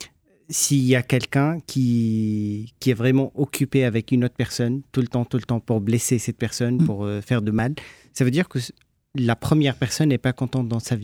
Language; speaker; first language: French; non-native, fluent; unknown